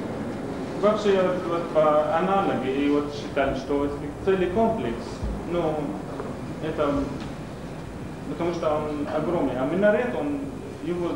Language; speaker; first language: Russian; non-native, learner; Arabic